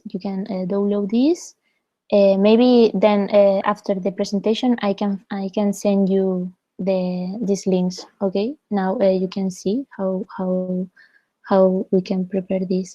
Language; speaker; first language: English; non-native, fluent; Spanish